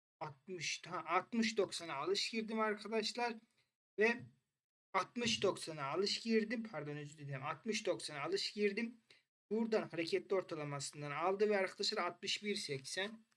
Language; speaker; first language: Turkish; native; Turkish